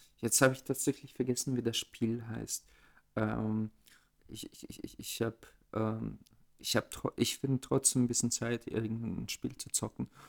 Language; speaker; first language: German; early bilingual, other home language; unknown